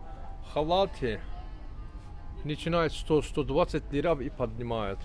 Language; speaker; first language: Russian; non-native, learner; Turkish